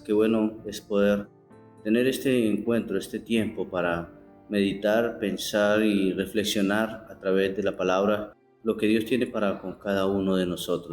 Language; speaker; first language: Spanish; native; Spanish